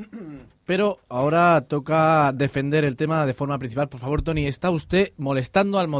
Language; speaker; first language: Spanish; native; Spanish